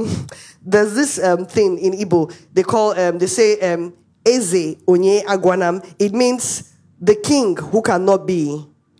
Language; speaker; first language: English; non-native, local second language; Igbo